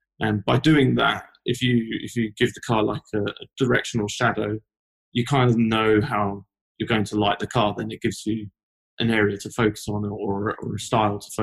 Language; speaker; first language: English; native; English